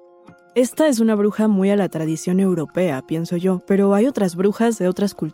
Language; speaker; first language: Spanish; native; Spanish